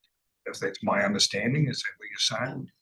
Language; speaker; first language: English; native; English